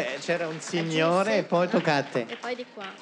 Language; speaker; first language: Italian; non-native, fluent; French